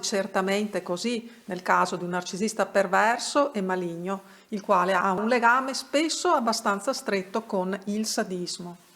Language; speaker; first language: Italian; native; Italian